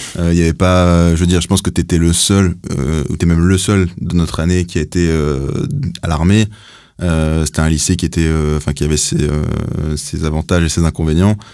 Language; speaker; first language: French; native; French